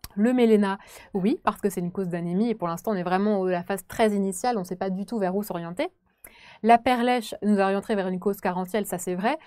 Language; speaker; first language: French; native; French